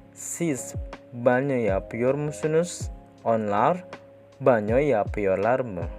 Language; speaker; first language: Turkish; non-native, fluent; Indonesian